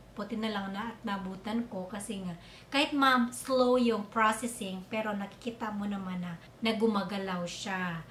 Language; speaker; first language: Filipino; non-native, local second language; Cebuano